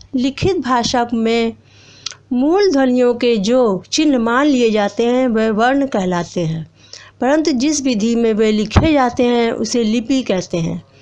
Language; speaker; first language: Hindi; native; Hindi